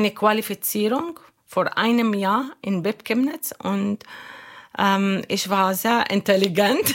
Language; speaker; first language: German; non-native, learner; Arabic